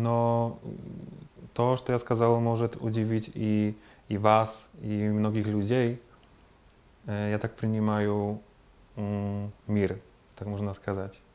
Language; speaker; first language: Russian; non-native, fluent; Polish